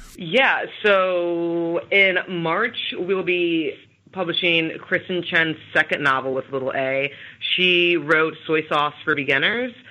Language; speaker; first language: English; native; English